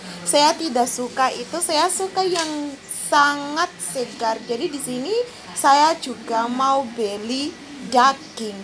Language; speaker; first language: Indonesian; non-native, fluent; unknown